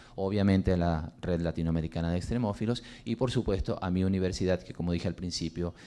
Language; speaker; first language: Spanish; native; Spanish